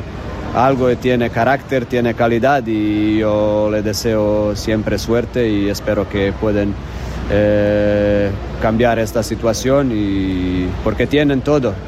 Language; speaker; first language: Spanish; non-native, fluent; Croatian